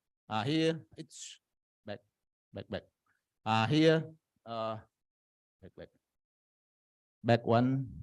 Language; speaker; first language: English; non-native, fluent; Indonesian